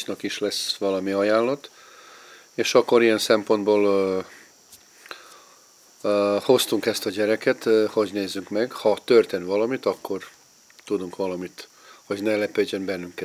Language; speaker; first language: Hungarian; non-native, fluent; Serbian